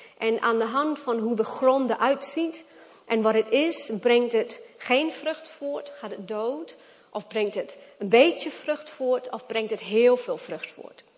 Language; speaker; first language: Dutch; non-native, fluent; English